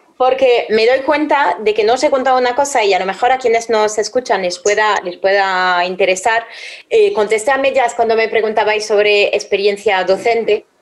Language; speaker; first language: Spanish; non-native, fluent; French